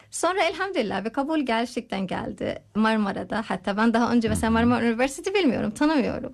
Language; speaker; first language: Turkish; non-native, learner; Arabic